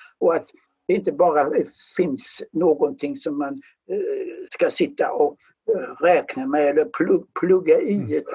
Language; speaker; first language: Swedish; native; Swedish